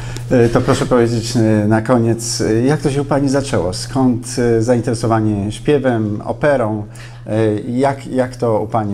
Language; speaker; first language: Polish; native; Polish